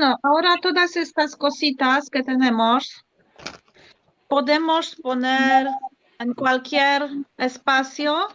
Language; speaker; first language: Spanish; non-native, learner; Polish